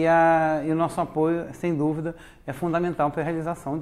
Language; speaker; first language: Portuguese; native; Portuguese